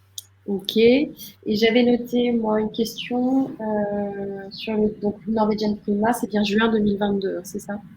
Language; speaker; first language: French; native; French